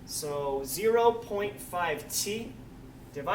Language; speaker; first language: English; native; English